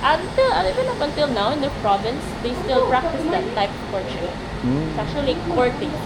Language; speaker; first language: English; non-native, local second language; Filipino